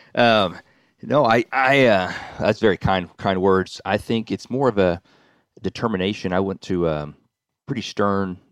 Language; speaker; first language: English; native; English